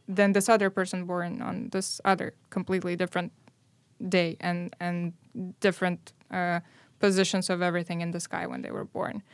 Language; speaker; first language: English; non-native, fluent; Romanian